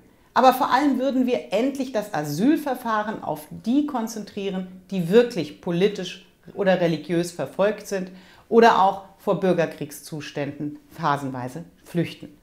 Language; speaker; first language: German; native; German